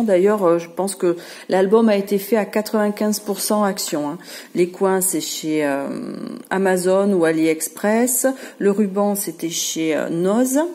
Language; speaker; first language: French; native; French